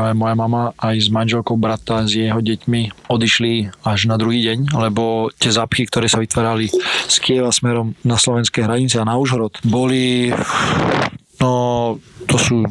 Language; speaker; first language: Slovak; early bilingual, other home language; Ukrainian